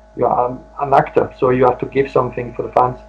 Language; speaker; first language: English; non-native, learner; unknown